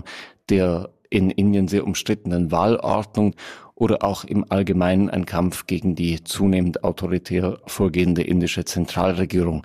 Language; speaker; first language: German; native; German